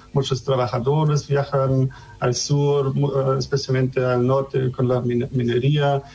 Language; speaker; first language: Spanish; non-native, fluent; German